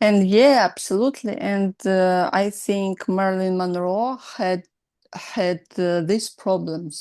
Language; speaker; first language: English; non-native, learner; Russian